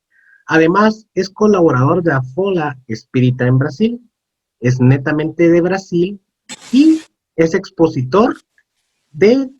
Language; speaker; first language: Spanish; native; Spanish